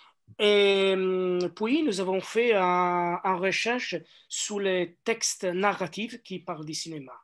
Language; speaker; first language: French; non-native, learner; Italian